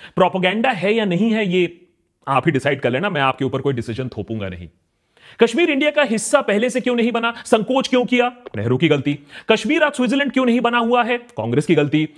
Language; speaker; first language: Hindi; native; Hindi